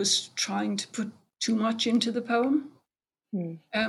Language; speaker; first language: English; native; English